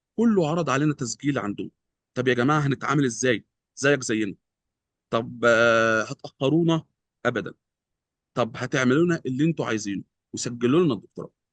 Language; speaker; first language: Egyptian Arabic; native; Egyptian Arabic